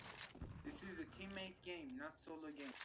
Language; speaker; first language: English; non-native, learner; Persian